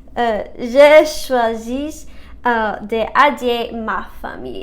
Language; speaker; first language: French; non-native, learner; English